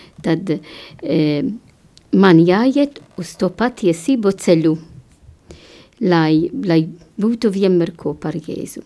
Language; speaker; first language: Latvian; non-native, learner; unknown